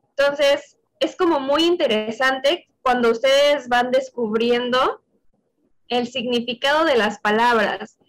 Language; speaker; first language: Spanish; native; Spanish